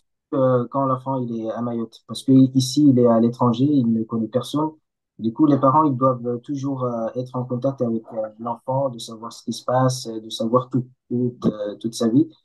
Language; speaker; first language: French; non-native, local second language; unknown